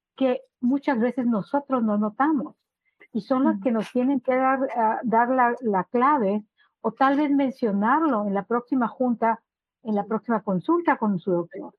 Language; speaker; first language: Spanish; native; Spanish